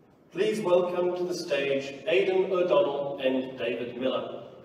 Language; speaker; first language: English; native; English